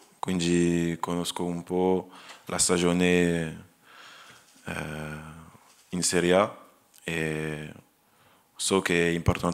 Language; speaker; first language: Italian; non-native, learner; French